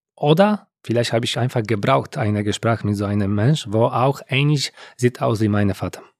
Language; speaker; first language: German; non-native, learner; Polish